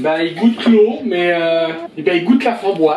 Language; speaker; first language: French; native; French